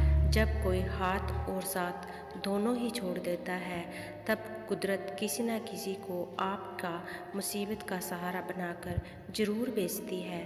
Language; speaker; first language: Hindi; native; Hindi